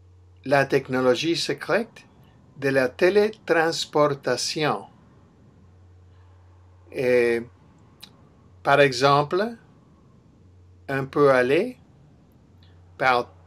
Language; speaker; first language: French; non-native, learner; English